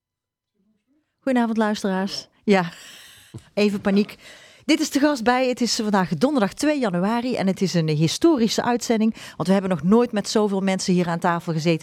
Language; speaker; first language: Dutch; native; Dutch